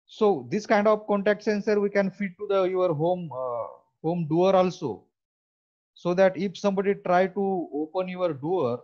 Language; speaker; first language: English; non-native, local second language; Marathi